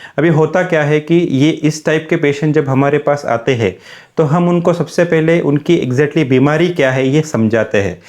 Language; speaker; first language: Hindi; non-native, local second language; Marathi